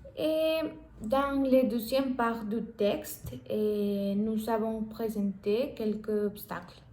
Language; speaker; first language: French; non-native, learner; Spanish